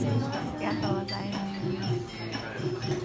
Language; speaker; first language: Japanese; non-native, learner; Indonesian